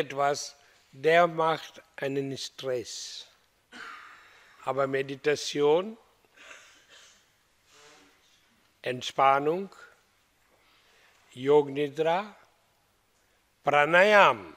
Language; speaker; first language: German; non-native, fluent; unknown